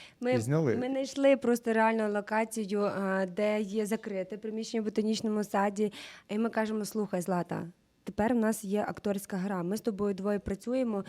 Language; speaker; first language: Ukrainian; native; Ukrainian